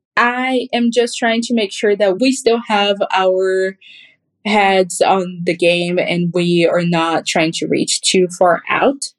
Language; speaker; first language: English; non-native, fluent; Portuguese